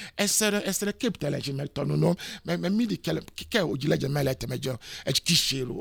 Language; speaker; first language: Hungarian; non-native, learner; Yoruba